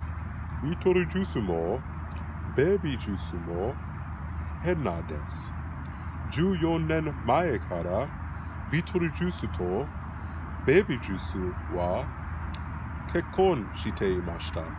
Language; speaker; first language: Japanese; non-native, learner; English